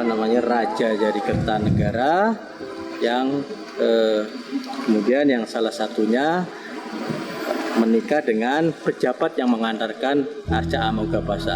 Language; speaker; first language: Indonesian; native; Indonesian